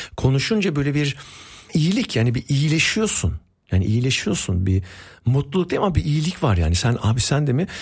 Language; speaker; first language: Turkish; early bilingual, heritage; Turkish